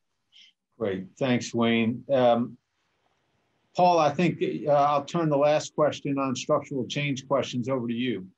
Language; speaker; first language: English; native; English